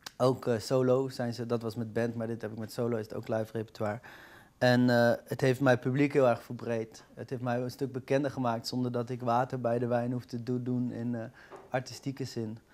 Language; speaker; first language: Dutch; native; Dutch